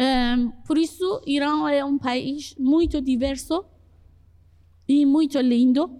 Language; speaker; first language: Portuguese; non-native, fluent; Persian